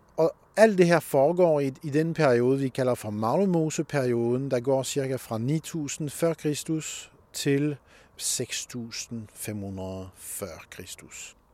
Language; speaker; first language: Danish; non-native, fluent; French